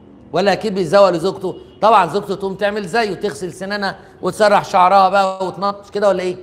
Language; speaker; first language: Arabic; native; Arabic